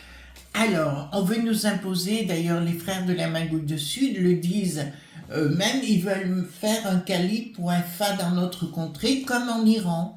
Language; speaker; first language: French; native; French